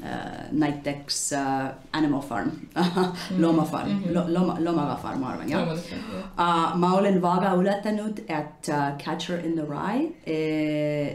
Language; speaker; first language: Estonian; non-native, learner; English